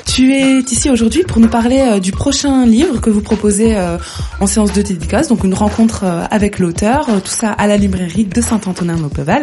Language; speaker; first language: French; native; French